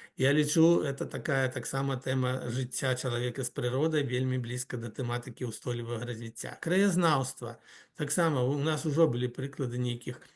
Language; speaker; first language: Belarusian; non-native, local second language; Russian